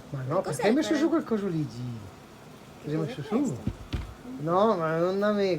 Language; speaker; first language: Italian; native; Italian